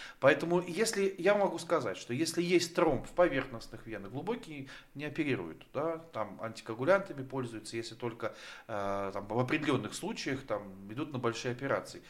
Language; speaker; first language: Russian; native; Russian